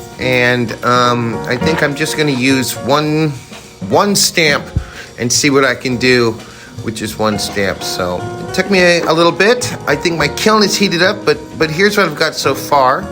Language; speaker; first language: English; native; English